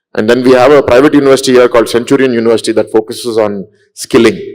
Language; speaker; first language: English; non-native, local second language; Telugu